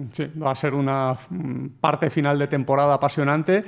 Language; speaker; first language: Spanish; native; Spanish